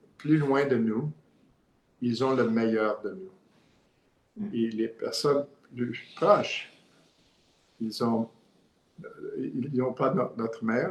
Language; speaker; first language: French; non-native, learner; English